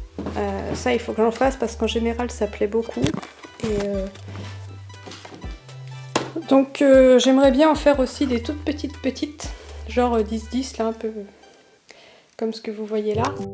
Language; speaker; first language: French; native; French